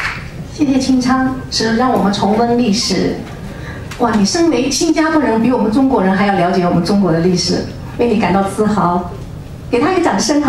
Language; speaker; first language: Chinese; native; Chinese